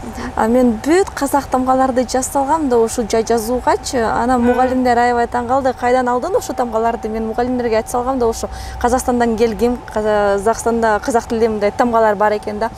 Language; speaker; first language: Kyrgyz; early bilingual, other home language; Russian